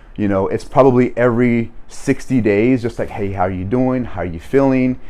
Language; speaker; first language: English; native; English